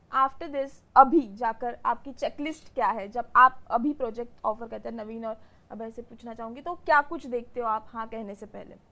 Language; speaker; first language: Hindi; native; Hindi